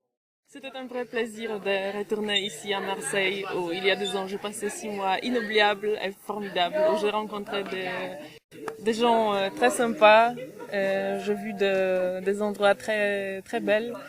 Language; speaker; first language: French; non-native, fluent; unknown